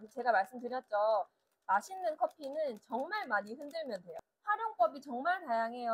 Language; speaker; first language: Korean; native; Korean